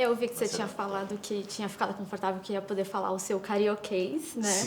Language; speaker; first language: Portuguese; native; Portuguese